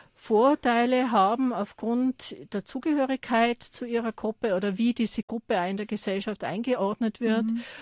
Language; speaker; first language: German; native; German